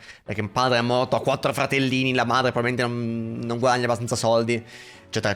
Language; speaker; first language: Italian; native; Italian